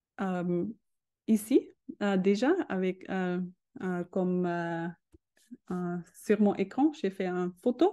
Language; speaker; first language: French; non-native, learner; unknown